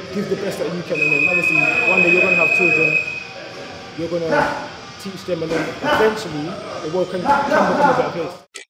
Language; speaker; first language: English; native; English